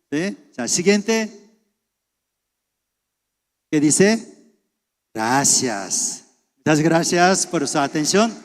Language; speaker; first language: Spanish; non-native, fluent; Korean